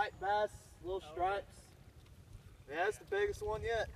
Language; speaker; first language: English; native; English